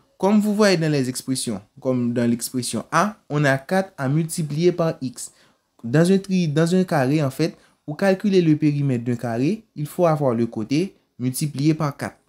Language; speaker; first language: French; non-native, local second language; Haitian Creole